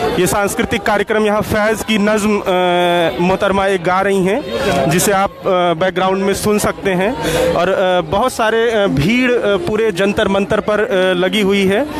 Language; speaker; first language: Hindi; native; Hindi